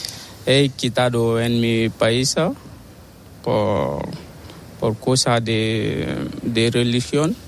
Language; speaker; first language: Spanish; non-native, learner; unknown